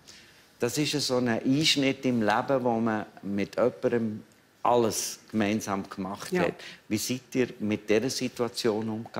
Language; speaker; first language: German; native; German